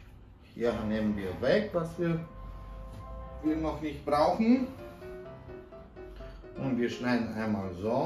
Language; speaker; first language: German; non-native, fluent; Romanian